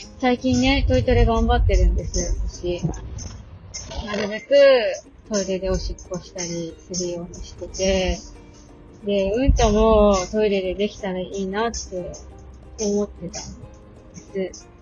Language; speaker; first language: Japanese; native; Japanese